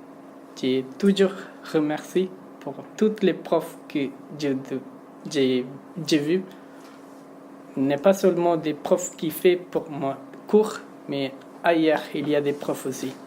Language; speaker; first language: French; non-native, learner; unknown